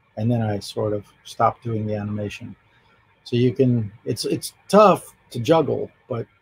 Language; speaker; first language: English; native; English